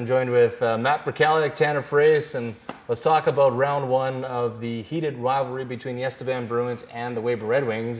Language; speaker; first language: English; native; English